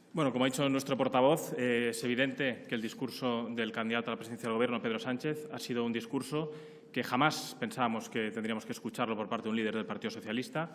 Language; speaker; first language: Spanish; native; Spanish